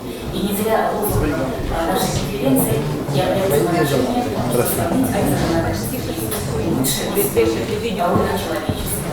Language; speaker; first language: Russian; native; Russian